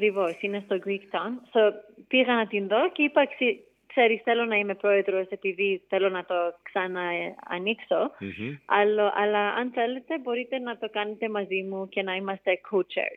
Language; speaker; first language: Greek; early bilingual, heritage; English